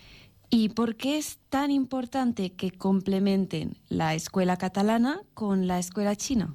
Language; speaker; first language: Spanish; non-native, learner; Chinese